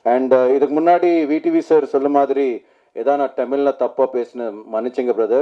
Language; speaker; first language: Tamil; non-native, learner; Telugu